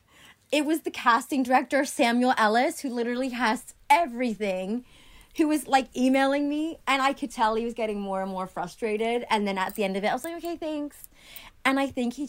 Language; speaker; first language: English; early bilingual, other home language; Greek